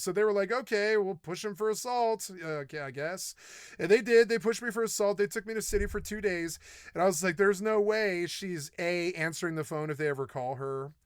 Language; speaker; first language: English; native; English